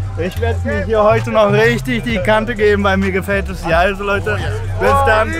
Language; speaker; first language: German; native; German